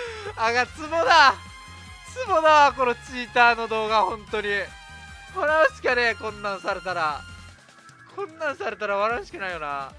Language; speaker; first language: Japanese; native; Japanese